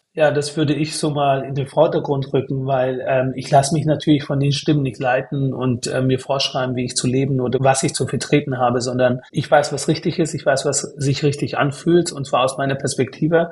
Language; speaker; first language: German; native; German